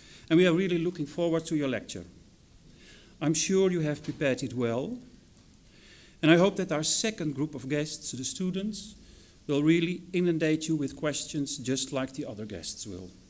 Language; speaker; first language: English; non-native, fluent; Dutch